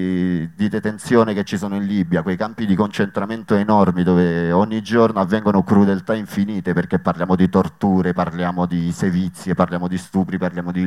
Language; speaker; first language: Italian; native; Italian